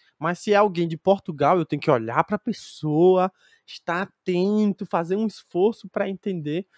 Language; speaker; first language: Portuguese; native; Portuguese